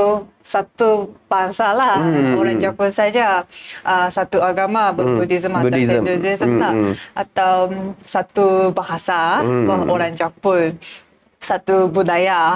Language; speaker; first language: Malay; non-native, learner; Japanese